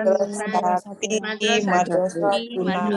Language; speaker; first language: Arabic; non-native, learner; Indonesian